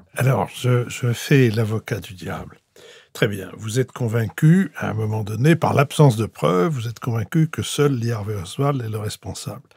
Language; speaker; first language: French; native; French